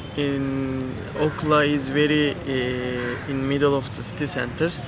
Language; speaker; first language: English; non-native, learner; Turkish